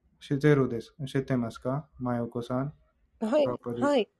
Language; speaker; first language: Japanese; non-native, learner; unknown